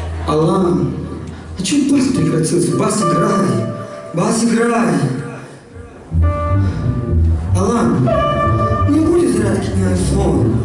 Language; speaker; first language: Russian; native; Russian